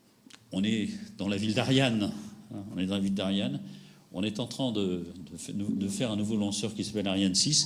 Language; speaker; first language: French; native; French